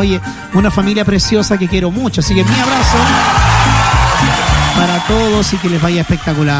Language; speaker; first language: Spanish; native; Spanish